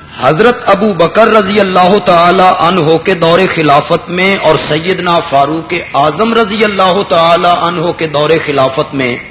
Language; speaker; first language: Urdu; non-native, local second language; Punjabi